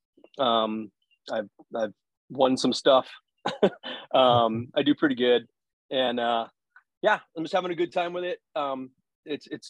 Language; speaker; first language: English; native; English